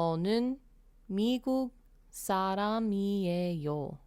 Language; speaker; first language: Korean; non-native, fluent; English